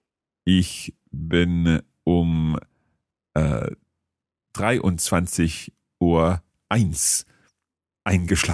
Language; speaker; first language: German; non-native, learner; English